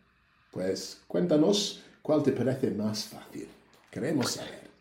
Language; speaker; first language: Spanish; non-native, fluent; English